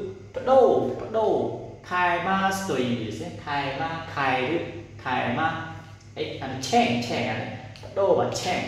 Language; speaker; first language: Japanese; non-native, fluent; Lao